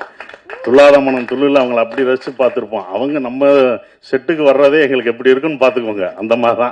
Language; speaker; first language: Tamil; native; Tamil